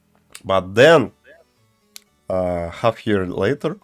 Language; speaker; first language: English; non-native, fluent; Russian